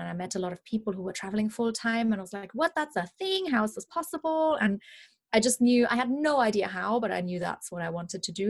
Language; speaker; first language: English; non-native, fluent; German